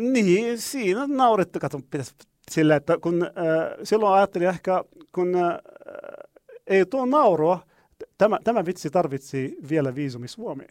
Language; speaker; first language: Finnish; non-native, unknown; Arabic